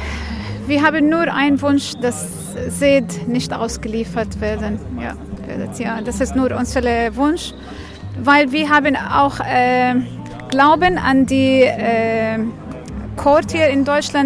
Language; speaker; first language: German; non-native, learner; Arabic